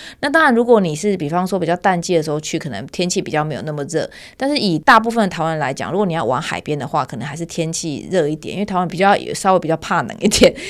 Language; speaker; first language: Chinese; native; Chinese